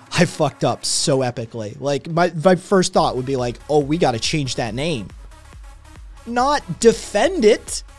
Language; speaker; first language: English; native; English